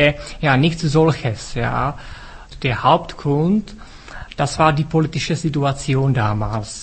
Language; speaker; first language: German; non-native, fluent; Czech